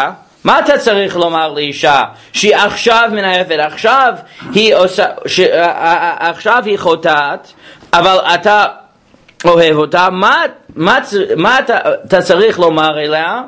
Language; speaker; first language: Hebrew; non-native, fluent; English